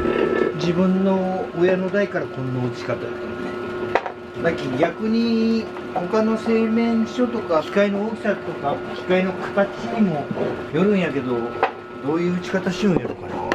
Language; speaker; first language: Japanese; native; Japanese